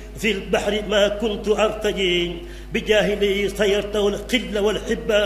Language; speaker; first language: Arabic; non-native, fluent; Wolof